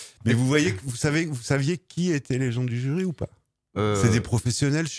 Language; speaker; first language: French; native; French